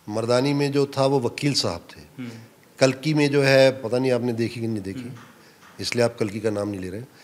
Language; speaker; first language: Hindi; native; Hindi